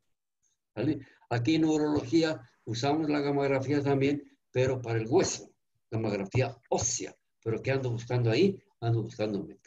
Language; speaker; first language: Spanish; native; Spanish